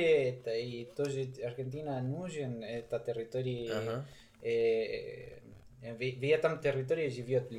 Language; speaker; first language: Russian; non-native, learner; Spanish